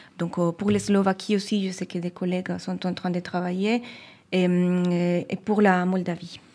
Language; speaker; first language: French; non-native, fluent; Spanish